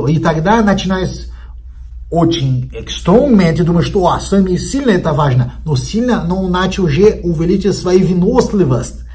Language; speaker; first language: Russian; non-native, learner; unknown